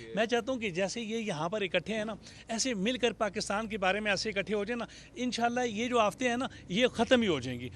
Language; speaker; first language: Urdu; native; Urdu